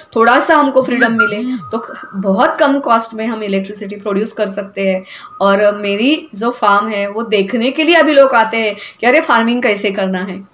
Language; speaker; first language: Hindi; non-native, local second language; Marathi